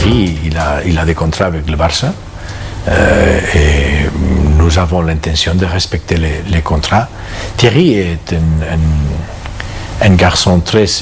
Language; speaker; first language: French; non-native, fluent; Catalan